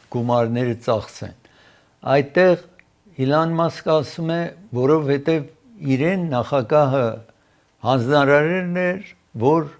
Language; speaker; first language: Armenian; native; Armenian